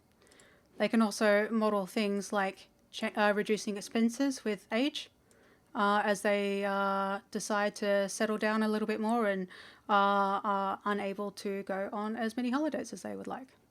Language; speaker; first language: English; native; English